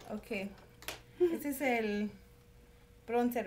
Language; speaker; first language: Spanish; early bilingual, heritage; Spanish